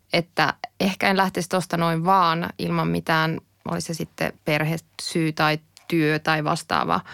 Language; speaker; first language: Finnish; native; Finnish